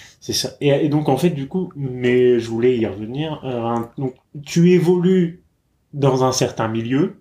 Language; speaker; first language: French; native; French